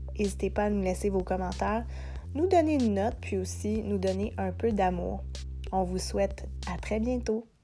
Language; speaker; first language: French; native; French